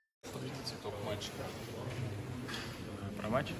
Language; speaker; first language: Russian; early bilingual, heritage; Russian